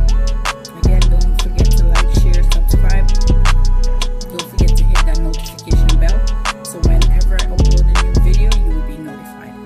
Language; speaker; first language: English; native; English